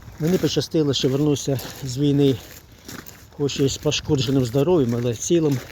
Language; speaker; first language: Ukrainian; native; Ukrainian